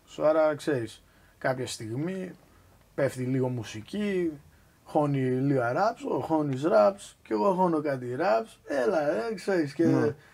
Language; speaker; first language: Greek; early bilingual, other home language; English